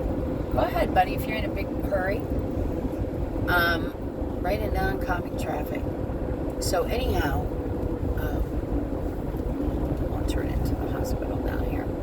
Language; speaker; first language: English; native; English